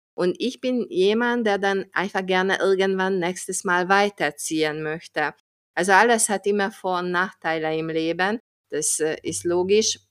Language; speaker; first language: German; non-native, fluent; Hungarian